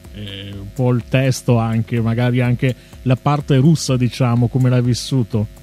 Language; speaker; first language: Italian; native; Italian